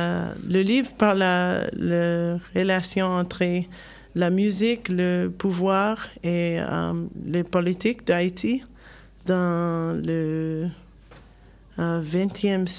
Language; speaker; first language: French; non-native, learner; English